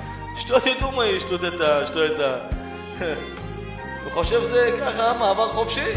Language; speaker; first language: Russian; early bilingual, heritage; Russian